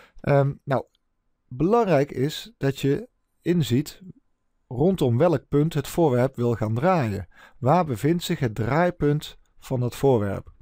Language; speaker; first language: Dutch; native; Dutch